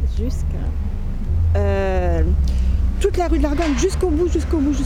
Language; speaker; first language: French; native; French